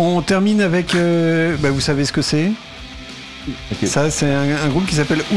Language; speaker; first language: French; native; French